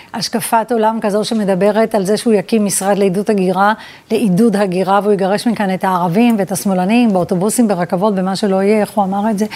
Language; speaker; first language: Hebrew; early bilingual, other home language; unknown